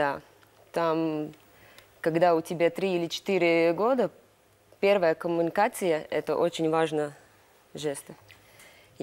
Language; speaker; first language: Russian; non-native, local second language; Latvian